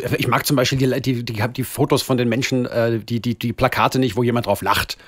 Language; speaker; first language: German; native; German